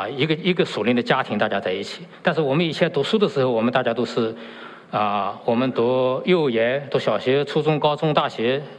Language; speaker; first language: Chinese; native; Chinese